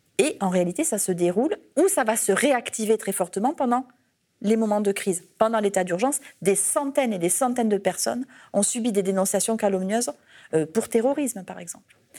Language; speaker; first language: French; native; French